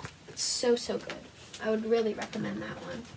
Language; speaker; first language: English; native; English